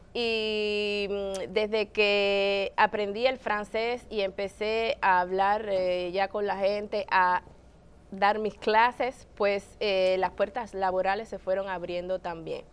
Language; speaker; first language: Spanish; native; Spanish